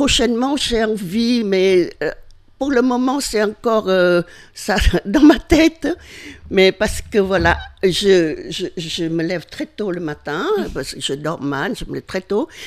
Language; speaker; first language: French; non-native, fluent; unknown